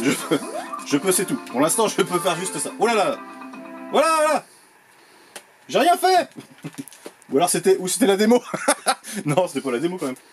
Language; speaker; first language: French; native; French